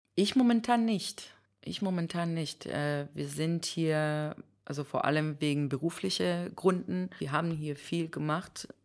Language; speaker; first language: German; non-native, fluent; Hebrew